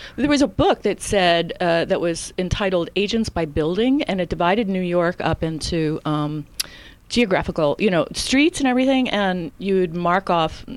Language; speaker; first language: English; native; English